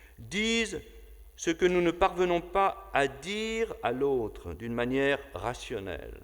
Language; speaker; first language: French; native; French